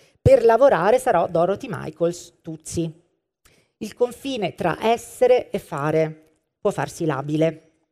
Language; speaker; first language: Italian; native; Italian